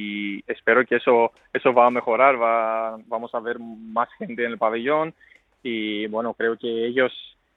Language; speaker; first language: Spanish; non-native, fluent; Greek